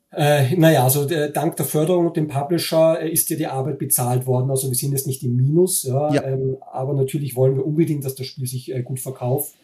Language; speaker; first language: German; native; German